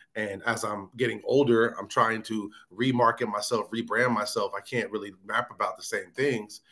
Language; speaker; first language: English; native; English